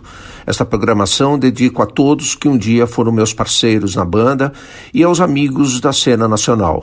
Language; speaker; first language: Portuguese; native; Portuguese